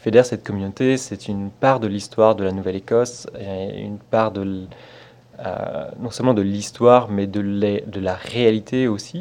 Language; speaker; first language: French; native; French